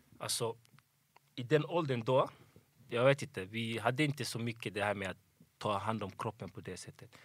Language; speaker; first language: Swedish; early bilingual, other home language; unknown